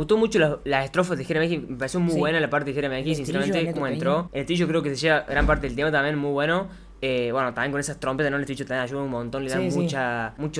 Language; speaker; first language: Spanish; native; Spanish